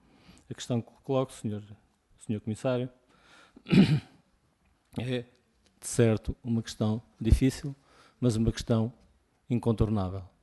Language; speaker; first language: Portuguese; native; Portuguese